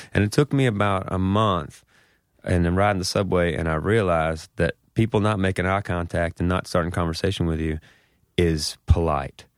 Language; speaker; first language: English; native; English